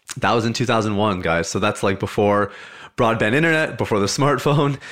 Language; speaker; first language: English; early bilingual, other home language; Hindi